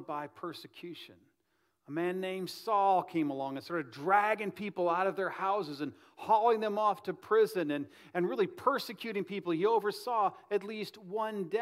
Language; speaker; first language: English; native; English